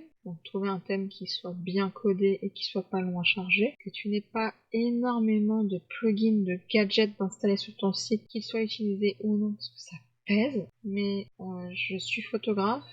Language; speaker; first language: French; native; French